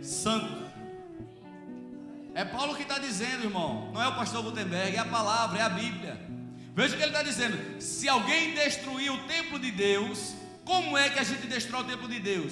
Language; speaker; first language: Portuguese; native; Portuguese